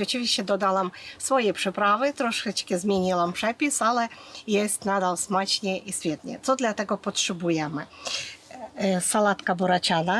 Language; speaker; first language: Polish; non-native, fluent; Ukrainian